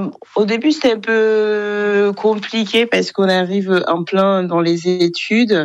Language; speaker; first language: French; non-native, local second language; Kinyarwanda